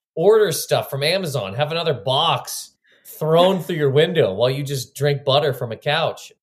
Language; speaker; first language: English; native; English